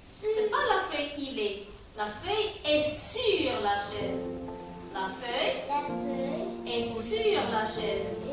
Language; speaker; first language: French; non-native, local second language; Arabic